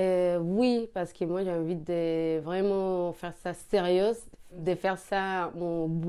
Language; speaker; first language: French; non-native, learner; Spanish